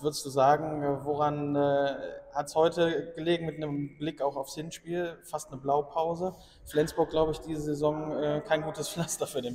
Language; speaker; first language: German; native; German